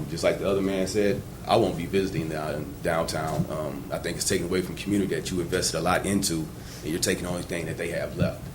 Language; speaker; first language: English; native; English